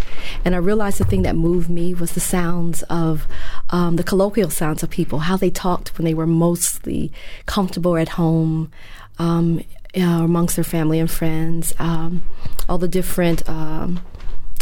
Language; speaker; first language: English; native; English